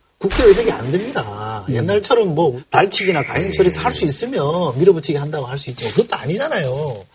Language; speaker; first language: Korean; native; Korean